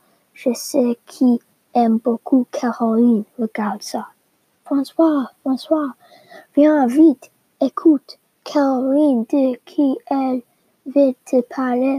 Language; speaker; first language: French; non-native, learner; English